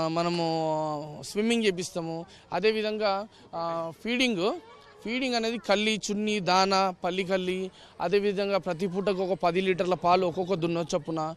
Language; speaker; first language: Telugu; native; Telugu